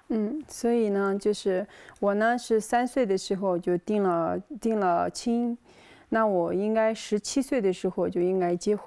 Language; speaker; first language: Chinese; non-native, local second language; Tibetan